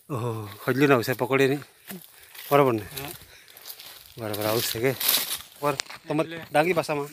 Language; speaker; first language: Hindi; non-native, local second language; Gujarati